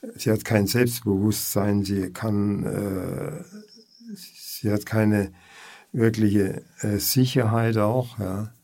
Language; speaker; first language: German; native; German